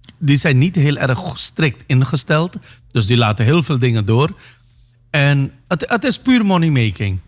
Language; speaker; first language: Dutch; non-native, local second language; Caribbean Hindustani